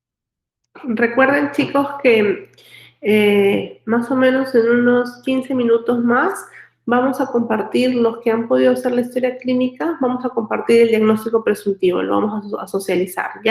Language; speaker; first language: Spanish; native; Spanish